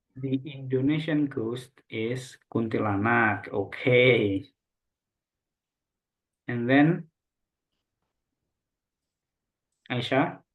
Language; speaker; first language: English; non-native, local second language; Indonesian